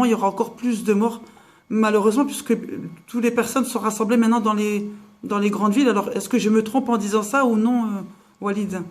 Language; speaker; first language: French; native; French